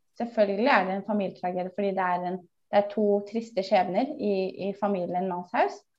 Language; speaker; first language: Norwegian; early bilingual, other home language; Somali